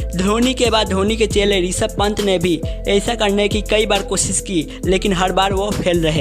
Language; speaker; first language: Hindi; native; Hindi